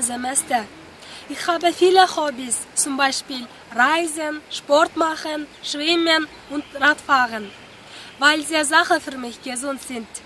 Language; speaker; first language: German; non-native, learner; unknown